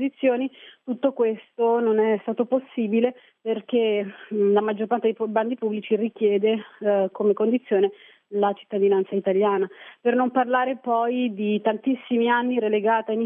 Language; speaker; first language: Italian; early bilingual, other home language; Arabic